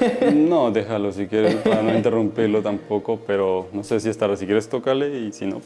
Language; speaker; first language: Spanish; native; Spanish